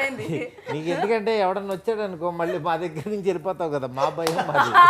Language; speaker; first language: Telugu; native; Telugu